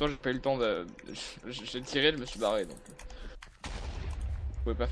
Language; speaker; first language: French; native; French